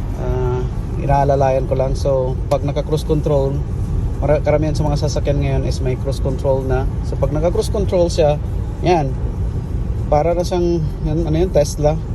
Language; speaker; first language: Filipino; native; Filipino